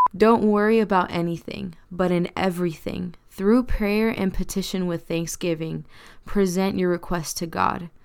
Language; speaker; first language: English; early bilingual, other home language; Spanish